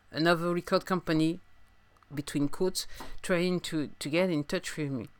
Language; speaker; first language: English; non-native, fluent; French